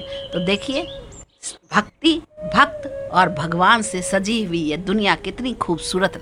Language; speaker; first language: Hindi; native; Hindi